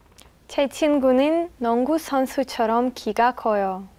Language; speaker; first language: Korean; non-native, learner; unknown